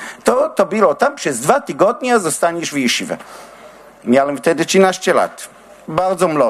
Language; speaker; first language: Polish; non-native, learner; Hebrew